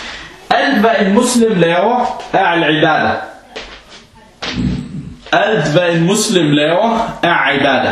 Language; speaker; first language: Danish; non-native, fluent; Arabic